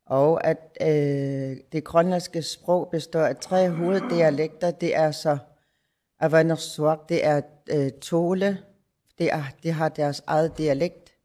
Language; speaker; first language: Danish; non-native, local second language; Kalaallisut